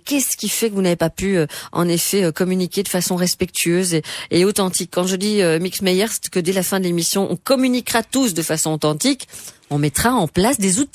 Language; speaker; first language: French; native; French